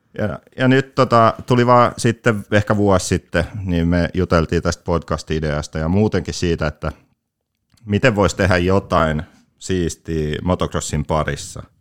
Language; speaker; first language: Finnish; early bilingual, other home language; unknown